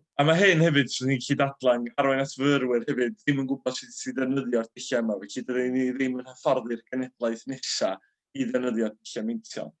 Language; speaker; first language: Welsh; native; Welsh